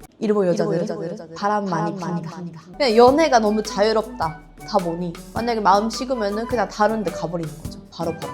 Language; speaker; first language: Korean; non-native, fluent; Japanese